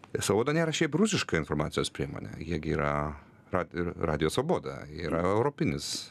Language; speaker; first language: Lithuanian; native; Lithuanian